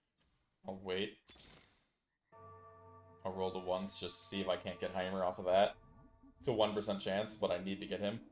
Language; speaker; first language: English; native; English